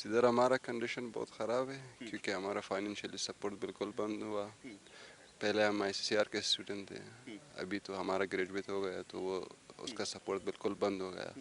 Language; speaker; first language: Hindi; non-native, learner; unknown